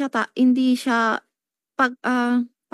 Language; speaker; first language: Filipino; non-native, learner; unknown